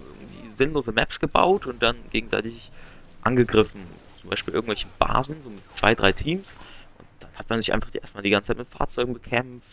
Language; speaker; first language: German; native; German